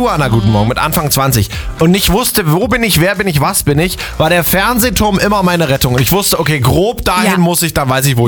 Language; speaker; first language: German; native; German